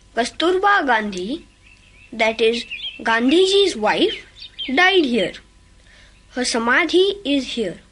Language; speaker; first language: English; non-native, local second language; Marathi